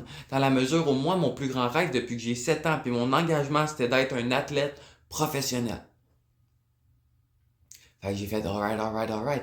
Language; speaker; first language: French; native; French